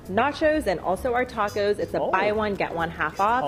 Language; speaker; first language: English; native; English